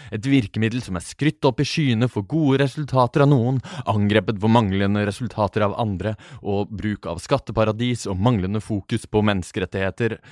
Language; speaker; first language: Norwegian; native; Norwegian